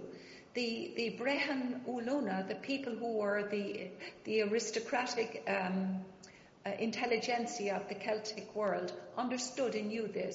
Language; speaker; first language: English; native; English